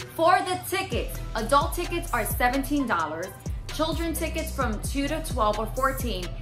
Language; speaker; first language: English; early bilingual, other home language; Spanish